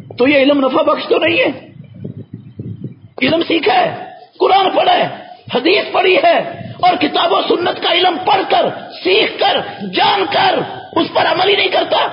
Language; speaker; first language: Urdu; native; Urdu